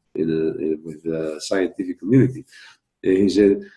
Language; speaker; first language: English; non-native, fluent; Spanish